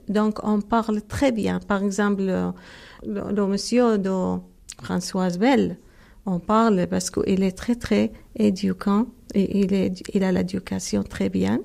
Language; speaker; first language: French; non-native, learner; Arabic